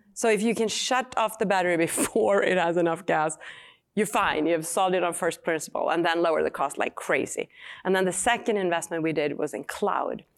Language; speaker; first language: English; non-native, fluent; Swedish